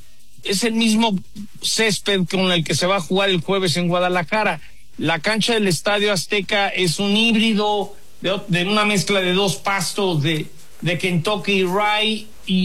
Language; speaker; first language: Spanish; native; Spanish